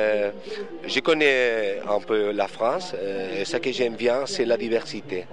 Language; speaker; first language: French; non-native, fluent; Spanish